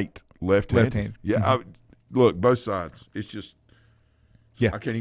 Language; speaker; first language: English; native; English